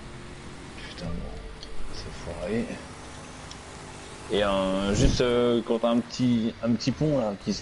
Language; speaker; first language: French; native; French